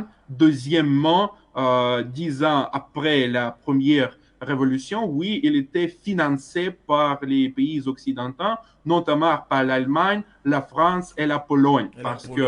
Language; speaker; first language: French; non-native, fluent; Russian